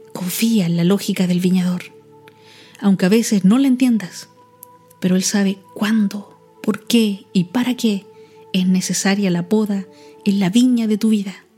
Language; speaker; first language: Spanish; native; Spanish